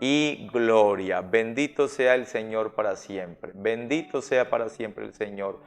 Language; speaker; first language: Spanish; native; Spanish